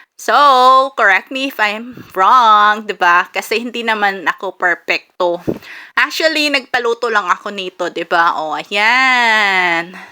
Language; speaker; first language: Filipino; non-native, local second language; Cebuano